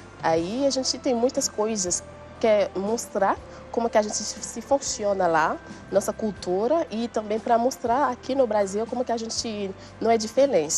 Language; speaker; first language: Portuguese; non-native, learner; Haitian Creole